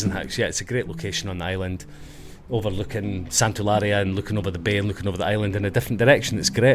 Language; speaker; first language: English; native; English